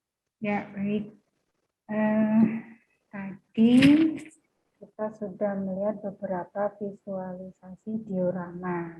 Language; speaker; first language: Indonesian; native; Indonesian